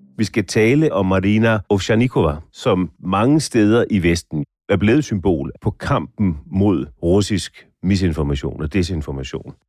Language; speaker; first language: Danish; native; Danish